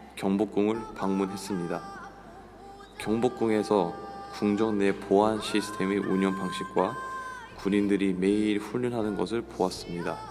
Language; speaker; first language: Korean; non-native, learner; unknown